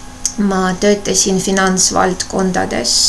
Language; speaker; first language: Estonian; non-native, local second language; Russian